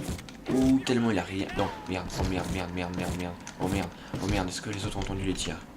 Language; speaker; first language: French; native; French